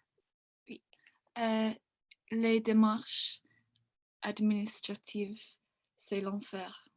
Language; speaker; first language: French; non-native, learner; English